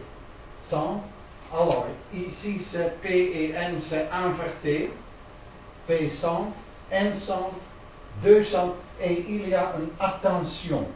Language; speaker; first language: French; non-native, learner; Dutch